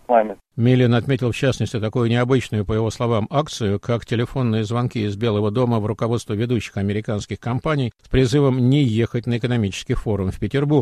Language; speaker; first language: Russian; native; Russian